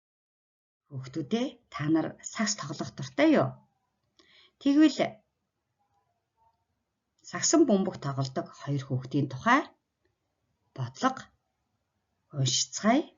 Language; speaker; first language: Mongolian; native; Mongolian